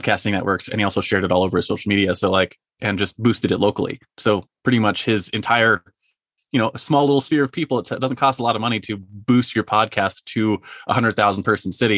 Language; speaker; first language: English; native; English